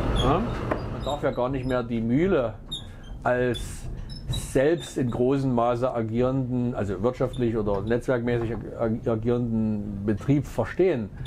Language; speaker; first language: German; native; German